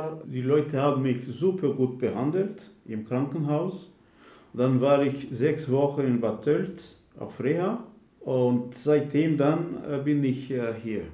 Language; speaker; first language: German; non-native, fluent; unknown